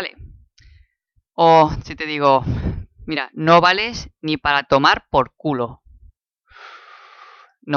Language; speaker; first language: Spanish; native; Spanish